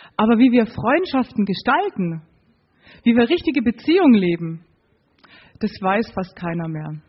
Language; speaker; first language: German; native; German